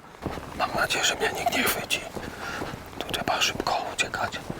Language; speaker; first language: Polish; native; Polish